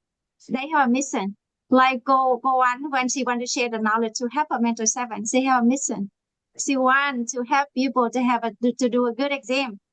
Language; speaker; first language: English; non-native, learner; Vietnamese